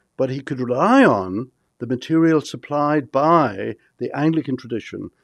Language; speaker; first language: English; native; English